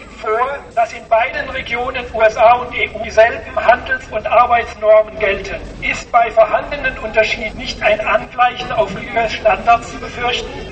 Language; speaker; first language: German; native; German